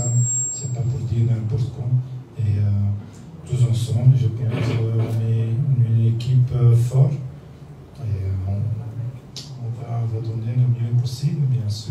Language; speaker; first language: French; non-native, learner; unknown